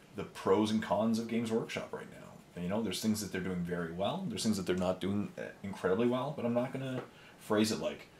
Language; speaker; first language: English; native; English